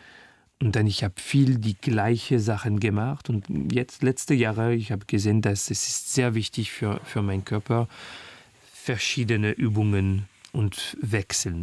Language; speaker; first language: German; non-native, fluent; French